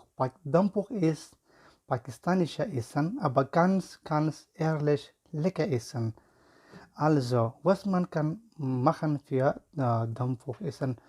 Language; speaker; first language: German; non-native, learner; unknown